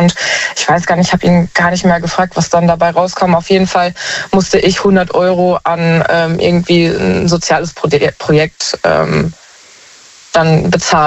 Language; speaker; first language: German; native; German